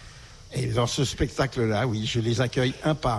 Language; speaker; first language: French; native; French